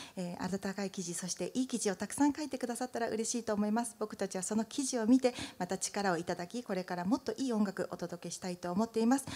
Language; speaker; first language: Japanese; native; Japanese